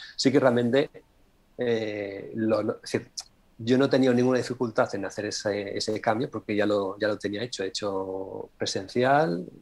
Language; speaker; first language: Spanish; native; Spanish